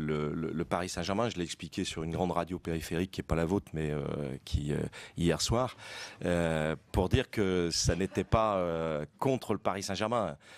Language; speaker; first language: French; native; French